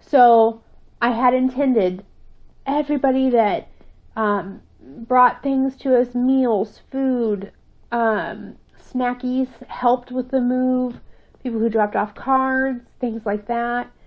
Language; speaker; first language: English; native; English